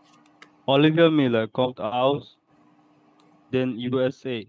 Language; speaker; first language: German; non-native, learner; Bangla